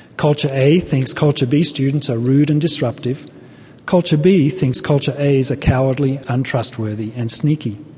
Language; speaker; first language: English; native; English